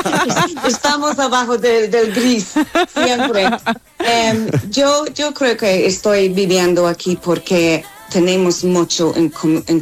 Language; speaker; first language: Spanish; non-native, learner; English